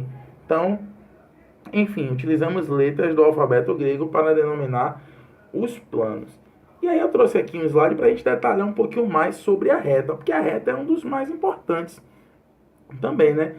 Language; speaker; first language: Portuguese; native; Portuguese